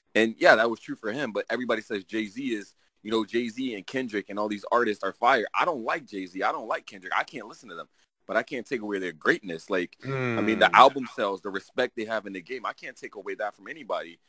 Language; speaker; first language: English; native; English